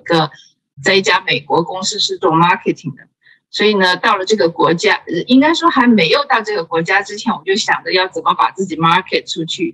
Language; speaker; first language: Chinese; native; Chinese